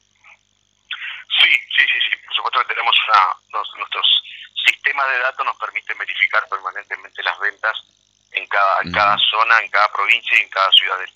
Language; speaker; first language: Spanish; native; Spanish